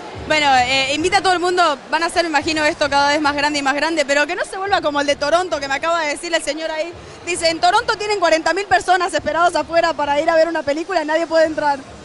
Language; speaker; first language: Spanish; native; Spanish